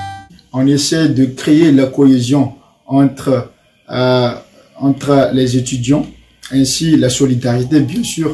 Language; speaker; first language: French; non-native, local second language; Malagasy